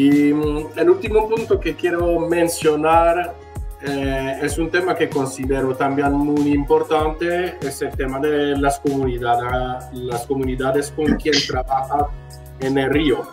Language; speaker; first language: Spanish; non-native, fluent; French